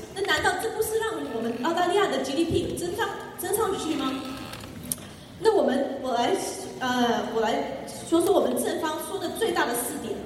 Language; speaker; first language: Chinese; non-native, fluent; English